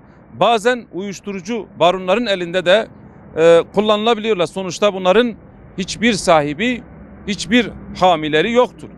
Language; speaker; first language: Turkish; non-native, local second language; Kurdish